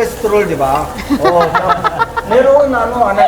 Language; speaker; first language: Filipino; non-native, learner; Korean